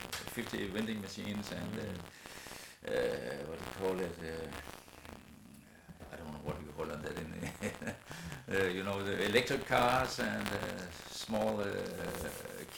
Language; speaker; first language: English; non-native, fluent; Danish